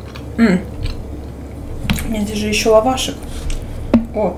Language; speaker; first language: Russian; native; Russian